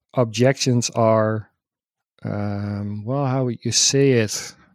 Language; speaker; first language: English; non-native, fluent; Dutch